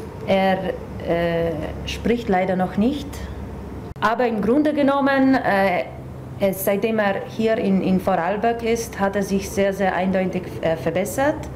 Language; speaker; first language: German; non-native, fluent; Polish